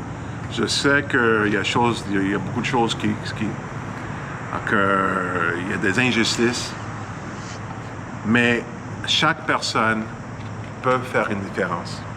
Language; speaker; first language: French; non-native, fluent; English